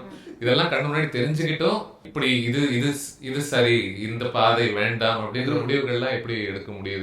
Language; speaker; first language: Tamil; native; Tamil